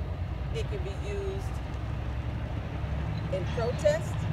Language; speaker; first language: English; native; English